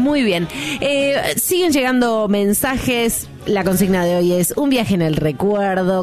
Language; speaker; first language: Spanish; native; Spanish